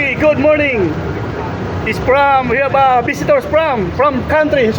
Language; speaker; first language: English; non-native, learner; Filipino